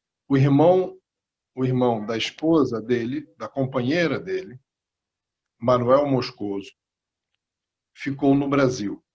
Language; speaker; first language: Portuguese; non-native, fluent; Spanish